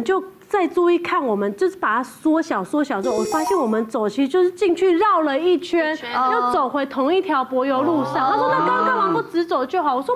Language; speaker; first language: Chinese; native; Chinese